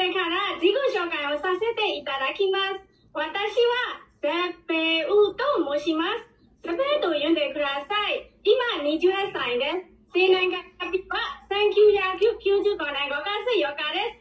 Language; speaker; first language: Japanese; non-native, learner; Burmese